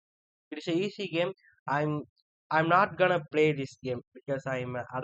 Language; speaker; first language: English; non-native, local second language; Tamil